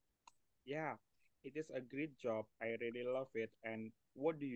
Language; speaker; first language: English; non-native, learner; Indonesian